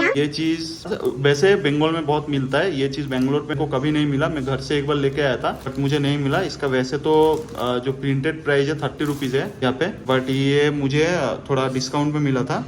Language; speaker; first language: Hindi; non-native, local second language; Bangla